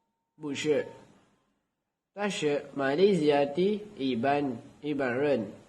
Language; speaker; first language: Chinese; non-native, learner; Malay